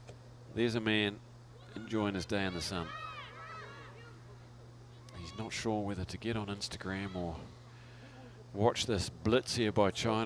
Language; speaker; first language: English; native; English